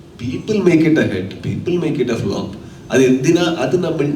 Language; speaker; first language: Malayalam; non-native, local second language; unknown